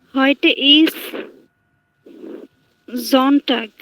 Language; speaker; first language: German; non-native, learner; Bangla